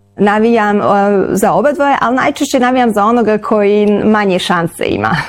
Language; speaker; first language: Bosnian; early bilingual, heritage; Bosnian